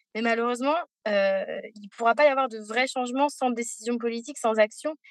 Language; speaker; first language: French; native; French